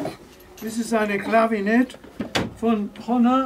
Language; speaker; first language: German; non-native, fluent; Spanish